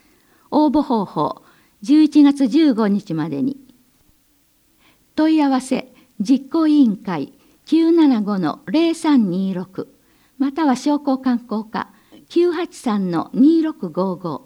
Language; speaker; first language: Japanese; native; Japanese